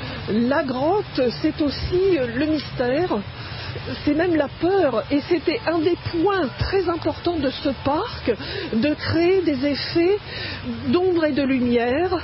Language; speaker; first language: French; native; French